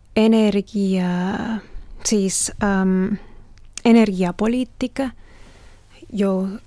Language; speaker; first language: Finnish; non-native, fluent; Spanish